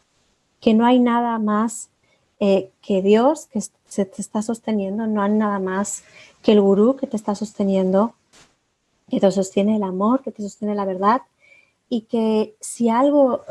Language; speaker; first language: Spanish; native; Spanish